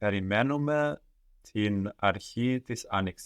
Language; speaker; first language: Greek; non-native, learner; English